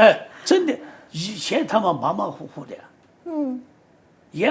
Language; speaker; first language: Chinese; native; Chinese